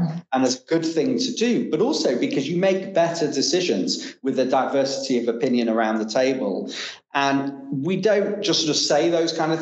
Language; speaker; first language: English; native; English